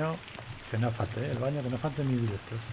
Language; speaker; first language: Spanish; native; Spanish